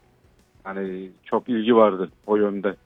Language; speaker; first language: Turkish; native; Turkish